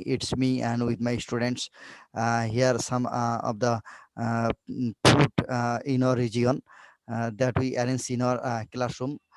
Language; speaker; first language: English; non-native, learner; Bangla